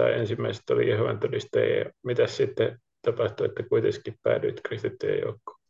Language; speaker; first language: Finnish; native; Finnish